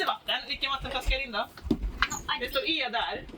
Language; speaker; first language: Swedish; native; Swedish